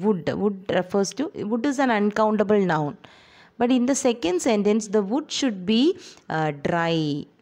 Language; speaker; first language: English; non-native, local second language; Malayalam